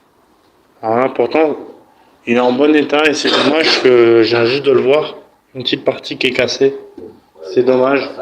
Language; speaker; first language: French; native; French